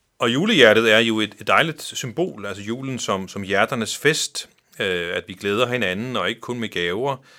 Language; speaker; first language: Danish; non-native, local second language; Faroese